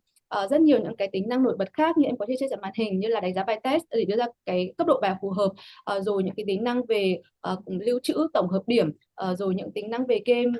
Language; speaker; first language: Vietnamese; native; Vietnamese